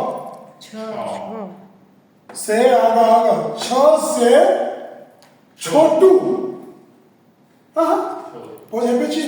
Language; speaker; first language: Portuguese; non-native, fluent; Hindi